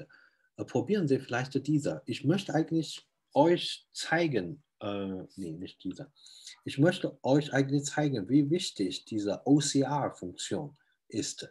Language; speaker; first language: German; non-native, fluent; Chinese